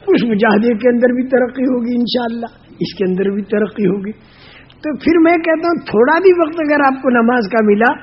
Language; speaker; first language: Urdu; non-native, local second language; Gujarati